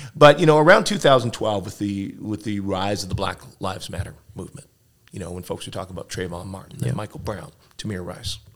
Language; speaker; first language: English; native; English